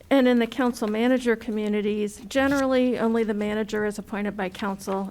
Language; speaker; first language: English; native; English